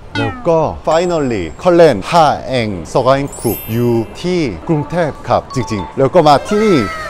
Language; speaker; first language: Thai; non-native, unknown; Korean